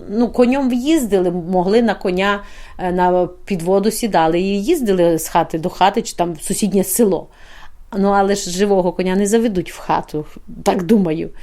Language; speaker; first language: Ukrainian; native; Ukrainian